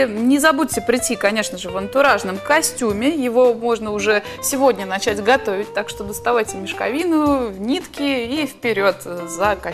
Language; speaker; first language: Russian; native; Russian